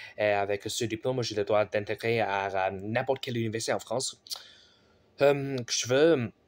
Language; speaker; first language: French; non-native, fluent; Chinese